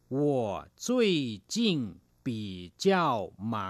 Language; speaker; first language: Chinese; non-native, learner; Thai